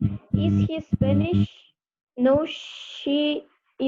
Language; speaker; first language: English; non-native, learner; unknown